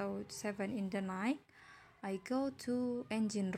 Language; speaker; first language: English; non-native, fluent; Indonesian